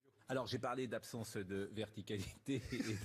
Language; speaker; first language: French; native; French